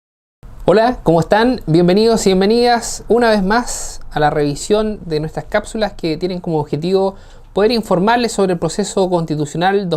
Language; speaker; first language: Spanish; native; Spanish